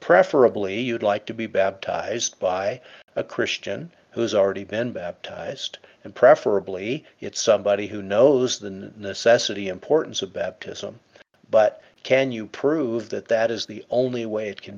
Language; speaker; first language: English; native; English